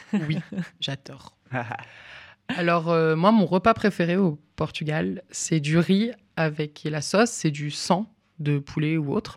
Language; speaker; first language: French; native; French